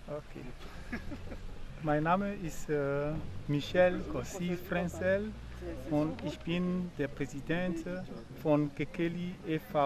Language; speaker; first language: German; non-native, fluent; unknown